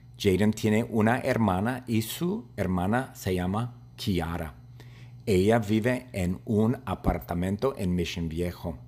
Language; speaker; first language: Spanish; non-native, fluent; English